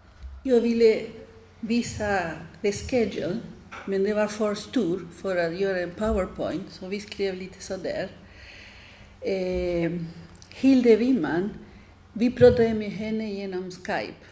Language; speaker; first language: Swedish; non-native, fluent; Spanish